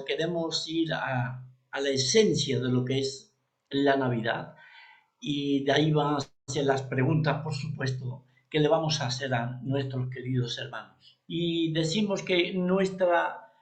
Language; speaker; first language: Spanish; native; Spanish